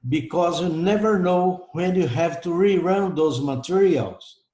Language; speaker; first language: English; non-native, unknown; Portuguese